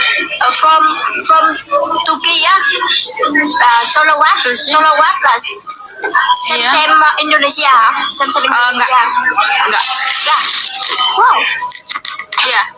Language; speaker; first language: Indonesian; non-native, learner; Vietnamese